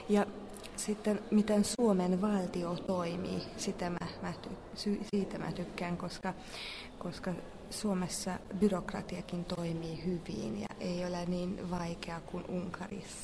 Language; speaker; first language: Finnish; non-native, fluent; Hungarian